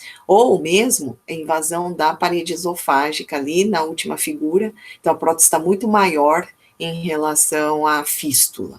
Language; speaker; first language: Portuguese; native; Portuguese